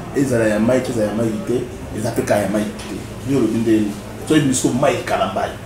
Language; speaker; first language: Lingala; native; Lingala